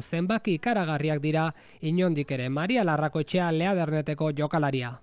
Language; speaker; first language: Basque; native; Basque